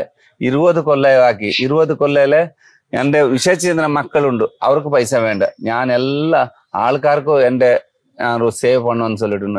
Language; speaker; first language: Malayalam; non-native, learner; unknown